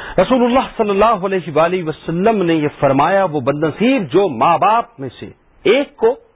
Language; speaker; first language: Urdu; native; Urdu